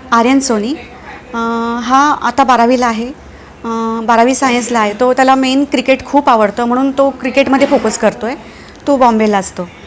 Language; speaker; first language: Marathi; native; Marathi